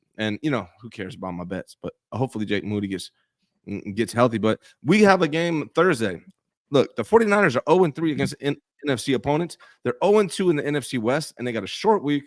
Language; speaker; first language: English; native; English